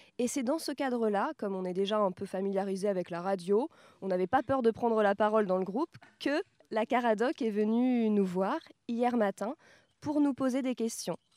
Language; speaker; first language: French; native; French